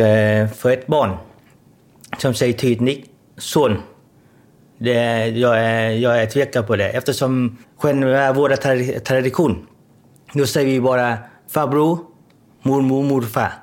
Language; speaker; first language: Swedish; non-native, learner; Vietnamese